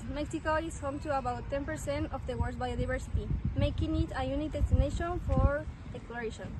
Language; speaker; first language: English; non-native, learner; Spanish